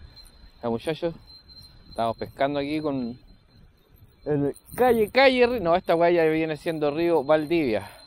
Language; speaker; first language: Spanish; native; Spanish